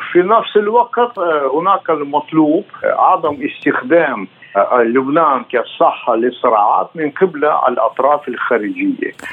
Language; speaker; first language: Arabic; non-native, fluent; Russian